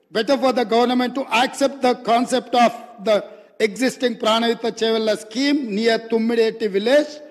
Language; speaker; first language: English; non-native, local second language; Telugu